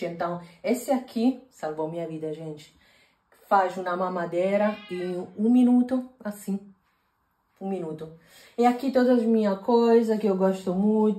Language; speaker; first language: Portuguese; non-native, fluent; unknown